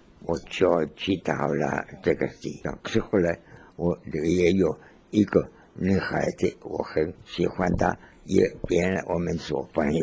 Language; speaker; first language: Chinese; non-native, learner; Spanish